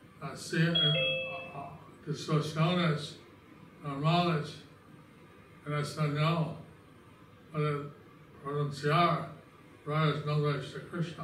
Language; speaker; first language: Spanish; non-native, learner; English